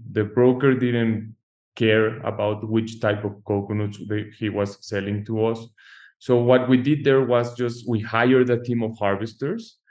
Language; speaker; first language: English; non-native, fluent; Spanish